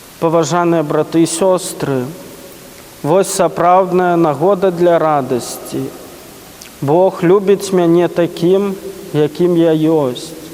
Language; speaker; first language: Belarusian; native; Belarusian